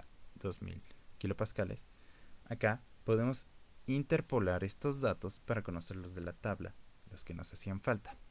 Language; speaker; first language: Spanish; native; Spanish